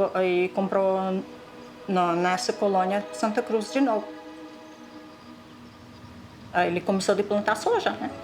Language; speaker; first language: Portuguese; non-native, local second language; Russian